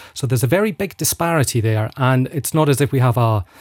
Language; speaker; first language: English; native; English